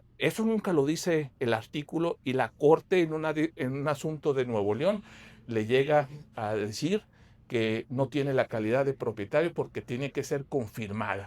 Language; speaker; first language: Spanish; native; Spanish